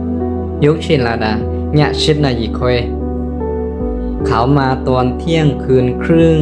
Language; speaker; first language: Thai; non-native, fluent; Burmese